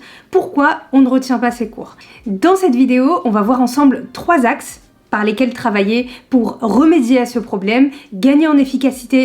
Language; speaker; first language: French; native; French